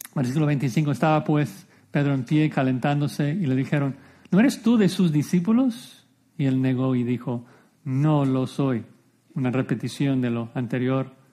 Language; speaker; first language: Spanish; non-native, fluent; English